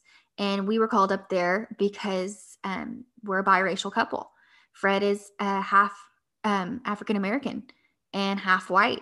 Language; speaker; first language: English; native; English